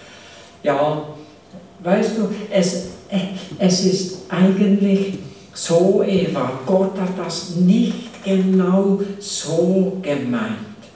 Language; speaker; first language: German; non-native, fluent; English